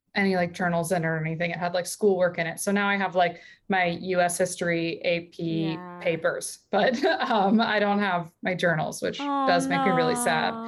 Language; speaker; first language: English; native; English